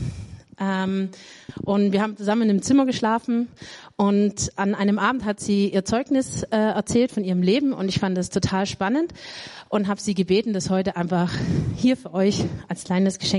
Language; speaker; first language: German; native; German